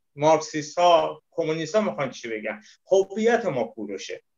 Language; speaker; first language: Persian; native; Persian